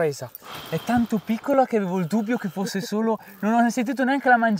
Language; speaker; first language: Italian; native; Italian